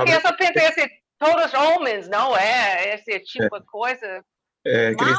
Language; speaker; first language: Portuguese; non-native, learner; English